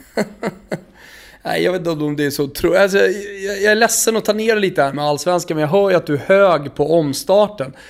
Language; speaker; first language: Swedish; native; Swedish